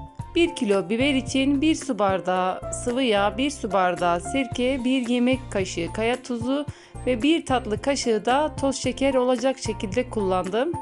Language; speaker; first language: Turkish; native; Turkish